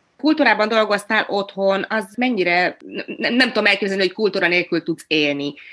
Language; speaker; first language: Hungarian; native; Hungarian